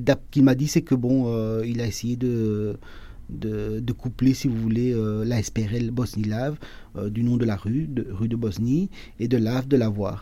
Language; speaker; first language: French; early bilingual, other home language; Spanish